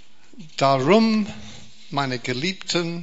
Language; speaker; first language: German; non-native, fluent; English